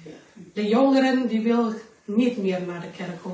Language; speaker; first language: Dutch; non-native, learner; Indonesian